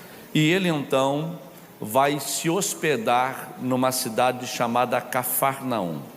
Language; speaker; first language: Portuguese; native; Portuguese